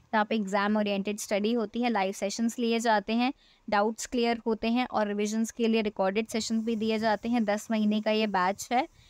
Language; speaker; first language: Hindi; native; Hindi